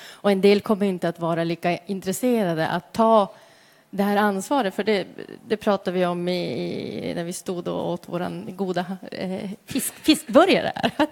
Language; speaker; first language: Swedish; native; Swedish